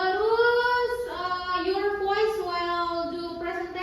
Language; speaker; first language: English; non-native, learner; Indonesian